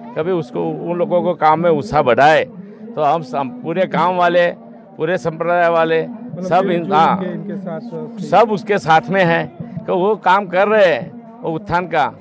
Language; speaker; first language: Hindi; non-native, local second language; Gujarati